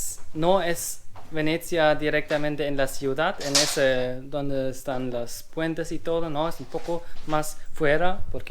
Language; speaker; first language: Spanish; non-native, learner; German